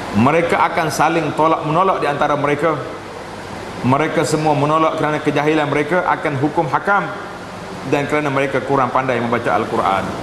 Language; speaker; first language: Malay; native; Malay